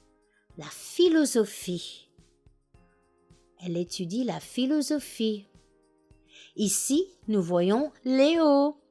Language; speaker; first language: French; non-native, fluent; English